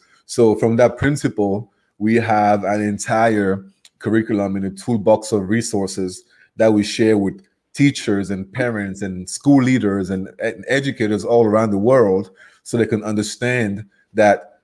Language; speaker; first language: English; non-native, local second language; French